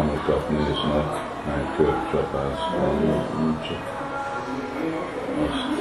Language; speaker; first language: Hungarian; early bilingual, heritage; Hungarian